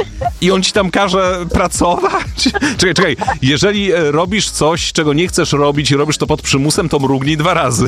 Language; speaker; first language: Polish; native; Polish